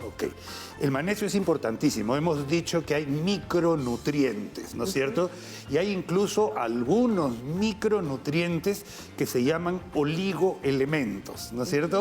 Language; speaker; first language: Spanish; native; Spanish